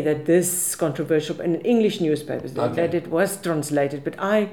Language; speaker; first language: English; non-native, local second language; Afrikaans